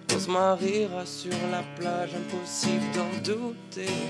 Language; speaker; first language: French; native; French